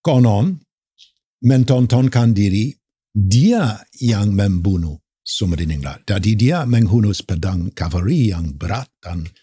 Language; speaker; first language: Indonesian; non-native, fluent; English